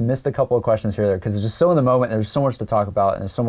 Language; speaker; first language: English; native; English